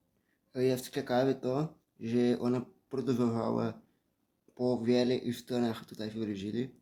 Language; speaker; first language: Polish; early bilingual, heritage; Portuguese